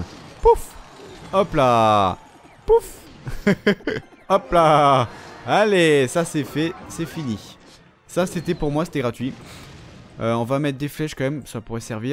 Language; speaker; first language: French; native; French